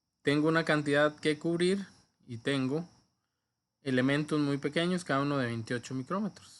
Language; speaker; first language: Spanish; native; Spanish